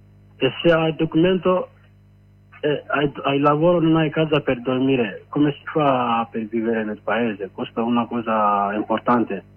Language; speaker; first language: Italian; non-native, learner; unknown